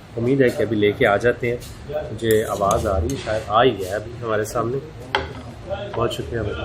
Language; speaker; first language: Hindi; native; Hindi